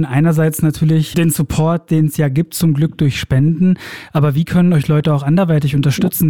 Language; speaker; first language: German; native; German